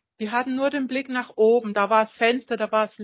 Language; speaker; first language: German; non-native, learner; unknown